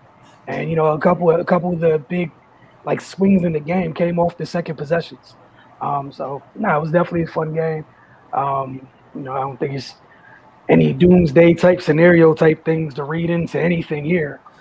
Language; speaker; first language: English; native; English